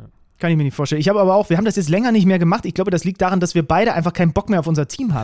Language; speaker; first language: German; native; German